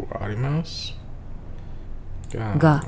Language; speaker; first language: Japanese; non-native, learner; English